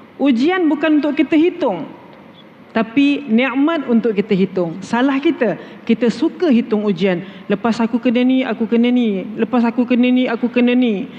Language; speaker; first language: Malay; native; Malay